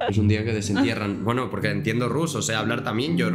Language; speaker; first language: Spanish; native; Spanish